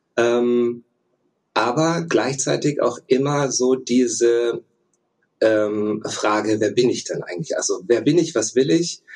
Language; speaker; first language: German; early bilingual, other home language; Russian